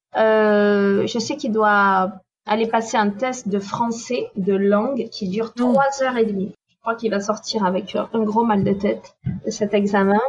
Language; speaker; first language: French; native; French